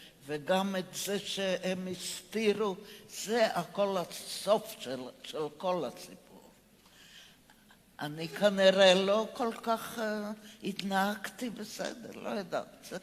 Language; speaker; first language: Hebrew; non-native, fluent; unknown